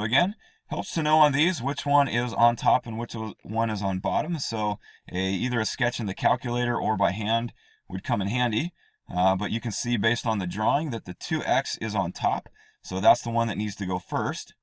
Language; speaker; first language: English; native; English